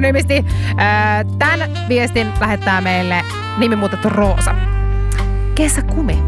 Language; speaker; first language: Finnish; native; Finnish